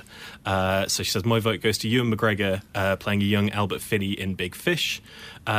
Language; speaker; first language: English; native; English